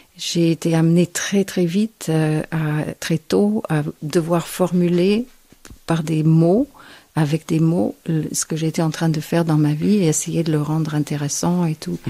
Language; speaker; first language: French; non-native, fluent; English